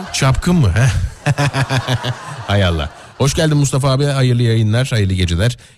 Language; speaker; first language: Turkish; native; Turkish